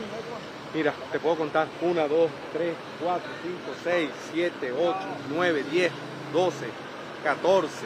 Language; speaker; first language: Spanish; native; Spanish